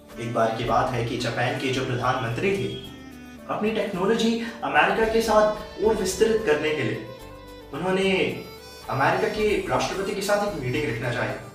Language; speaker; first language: Hindi; native; Hindi